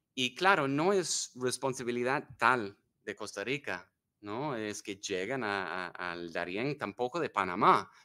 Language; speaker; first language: Spanish; non-native, fluent; English